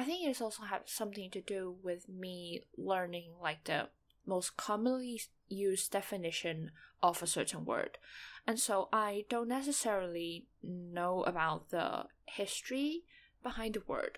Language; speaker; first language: English; non-native, fluent; Chinese